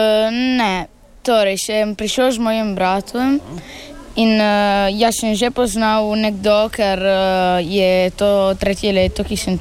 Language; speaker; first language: Slovenian; early bilingual, heritage; Italian